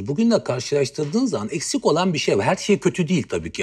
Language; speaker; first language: Turkish; native; Turkish